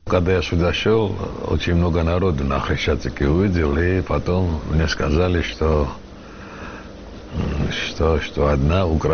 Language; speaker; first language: Ukrainian; non-native, learner; Georgian